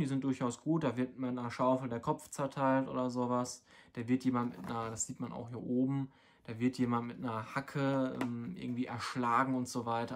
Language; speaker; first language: German; native; German